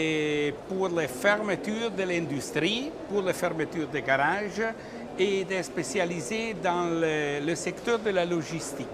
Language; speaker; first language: French; non-native, learner; Italian